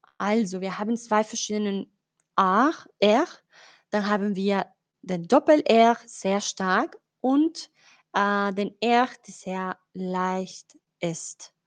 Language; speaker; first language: German; non-native, learner; Spanish